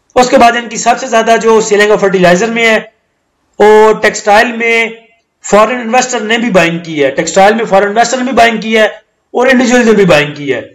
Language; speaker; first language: Urdu; non-native, local second language; Punjabi